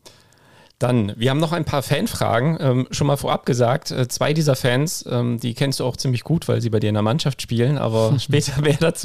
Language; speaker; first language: German; native; German